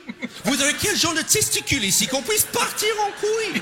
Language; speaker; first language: French; non-native, fluent; English